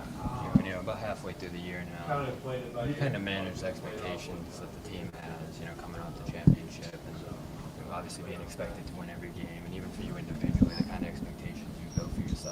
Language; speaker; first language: English; native; English